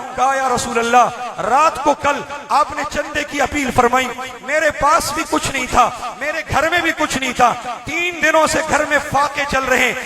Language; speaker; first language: Urdu; non-native, local second language; Pashto